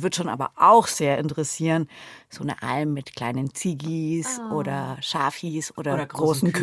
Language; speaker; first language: German; native; German